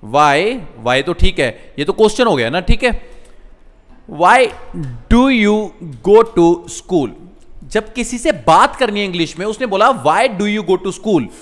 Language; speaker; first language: Hindi; non-native, local second language; Punjabi